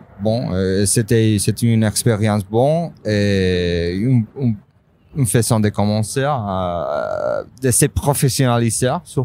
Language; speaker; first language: French; non-native, fluent; Spanish